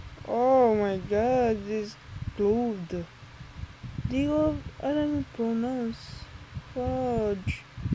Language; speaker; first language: English; non-native, local second language; Filipino